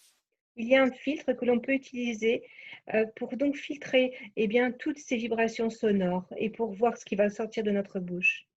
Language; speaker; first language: French; native; French